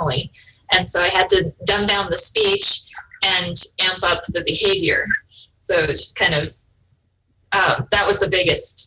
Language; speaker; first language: English; non-native, fluent; German